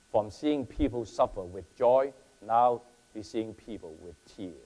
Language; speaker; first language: English; non-native, fluent; Chinese